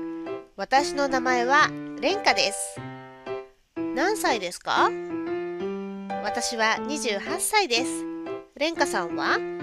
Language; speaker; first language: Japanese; non-native, fluent; Hindi